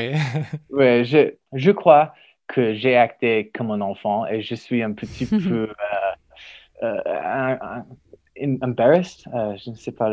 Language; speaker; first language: French; non-native, learner; English